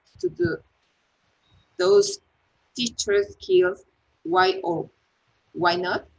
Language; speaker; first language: English; non-native, learner; Spanish